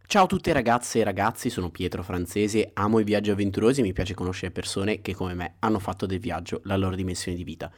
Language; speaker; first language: Italian; native; Italian